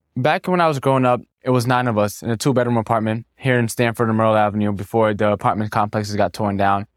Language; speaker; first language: English; native; English